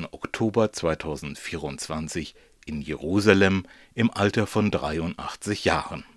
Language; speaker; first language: German; native; German